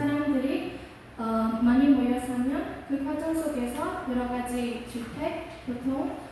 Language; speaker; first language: Korean; non-native, local second language; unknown